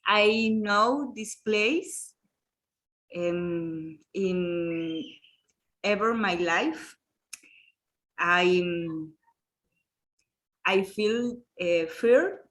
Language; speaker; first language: English; non-native, learner; Spanish